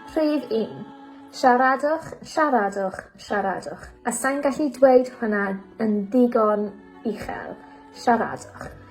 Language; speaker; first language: Welsh; non-native, local second language; English